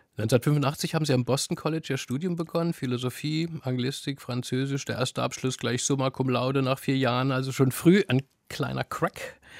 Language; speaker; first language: German; native; German